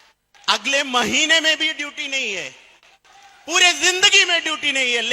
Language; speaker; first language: Hindi; non-native, fluent; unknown